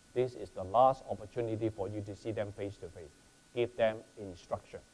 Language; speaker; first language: English; non-native, fluent; Chinese